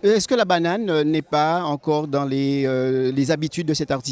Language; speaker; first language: French; native; French